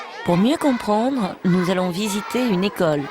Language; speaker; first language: French; native; French